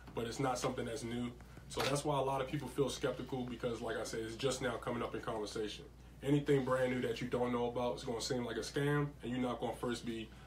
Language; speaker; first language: English; native; English